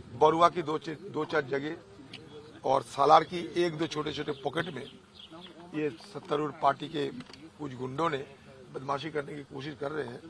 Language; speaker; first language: Hindi; non-native, local second language; Bangla